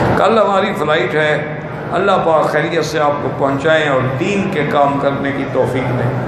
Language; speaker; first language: Urdu; native; Urdu